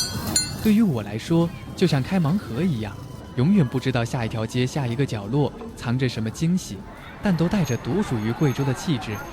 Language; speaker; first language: Chinese; native; Chinese